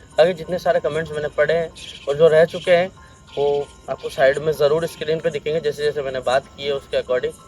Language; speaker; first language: Hindi; native; Hindi